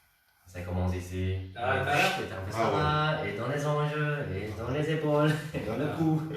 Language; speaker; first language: French; non-native, learner; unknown